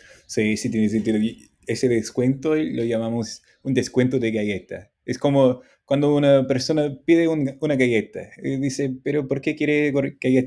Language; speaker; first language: Spanish; non-native, fluent; English